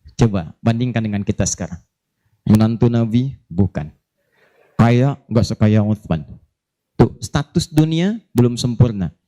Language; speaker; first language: Indonesian; native; Indonesian